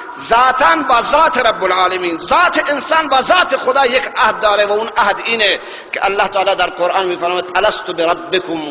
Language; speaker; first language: Persian; non-native, local second language; Baluchi